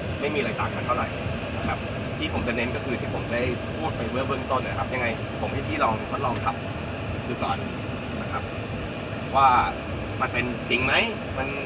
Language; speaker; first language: Thai; native; Thai